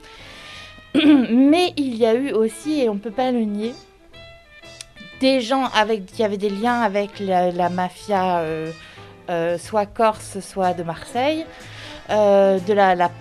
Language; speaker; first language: French; native; French